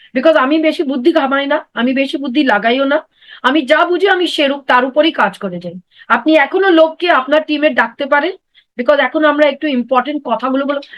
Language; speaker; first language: Bangla; non-native, local second language; Hindi